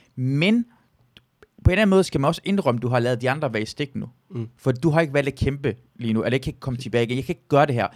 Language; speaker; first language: Danish; early bilingual, other home language; Persian